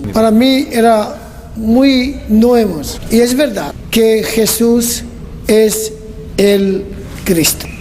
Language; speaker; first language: Spanish; non-native, learner; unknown